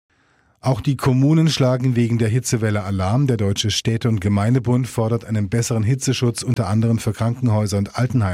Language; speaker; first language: German; native; German